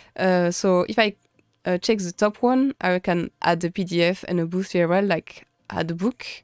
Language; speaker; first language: English; non-native, fluent; French